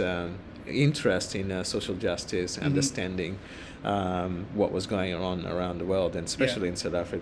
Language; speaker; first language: English; non-native, fluent; Portuguese